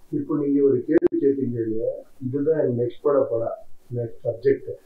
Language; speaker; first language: Tamil; non-native, learner; Kannada